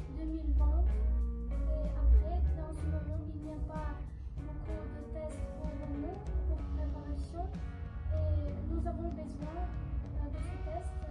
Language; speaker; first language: French; non-native, learner; Uzbek